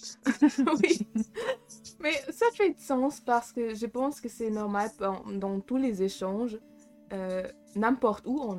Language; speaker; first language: French; non-native, fluent; German